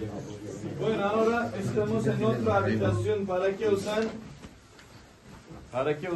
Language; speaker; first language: Spanish; non-native, fluent; Turkish